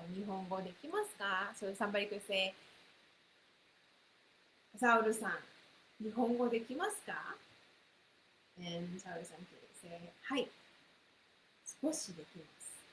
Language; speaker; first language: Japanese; non-native, fluent; English